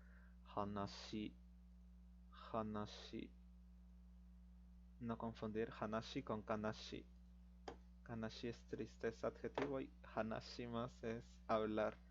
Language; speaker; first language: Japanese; non-native, fluent; Spanish